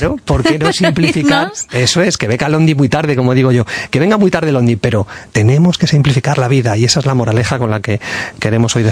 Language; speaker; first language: Spanish; native; Spanish